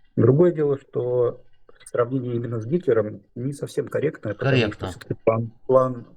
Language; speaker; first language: Russian; native; Russian